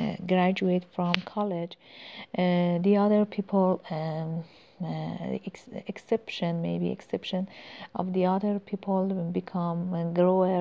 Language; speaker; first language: English; non-native, learner; Persian